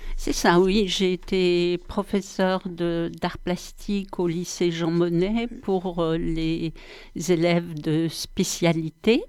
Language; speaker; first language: French; early bilingual, other home language; Arabic